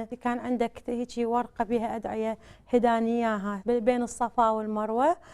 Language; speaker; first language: Arabic; native; Arabic